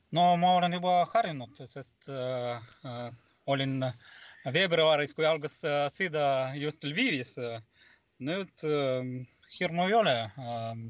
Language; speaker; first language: Estonian; non-native, local second language; Russian